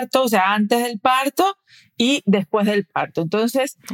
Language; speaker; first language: Spanish; early bilingual, heritage; Spanish